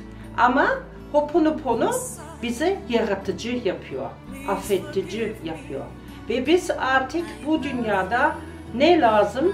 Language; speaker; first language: Turkish; non-native, learner; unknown